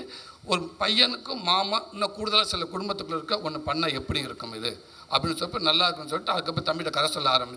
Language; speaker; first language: Tamil; native; Tamil